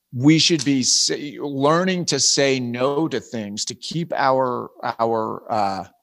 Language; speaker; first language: English; native; English